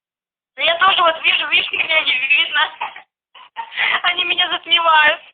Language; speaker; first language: Russian; native; Russian